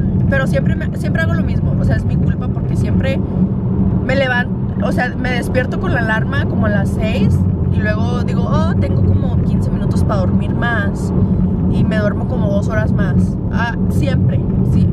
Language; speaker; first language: Spanish; early bilingual, heritage; Spanish